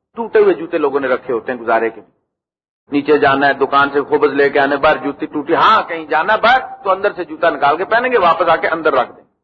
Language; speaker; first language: Urdu; native; Urdu